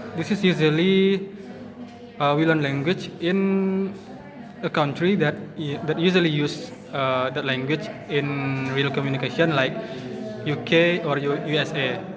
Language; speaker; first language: English; non-native, learner; Indonesian